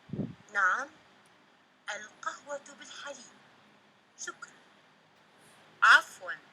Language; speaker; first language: Arabic; non-native, learner; Indonesian